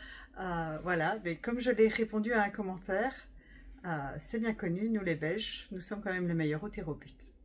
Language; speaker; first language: French; native; French